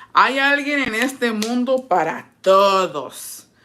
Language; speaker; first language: Spanish; early bilingual, heritage; Spanish